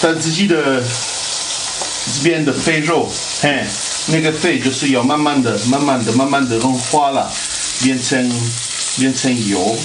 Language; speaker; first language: Chinese; non-native, fluent; Italian